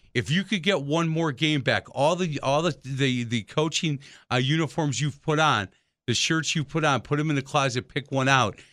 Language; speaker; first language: English; native; English